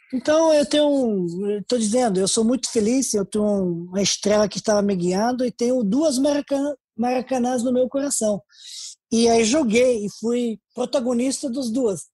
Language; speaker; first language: Portuguese; non-native, fluent; Serbian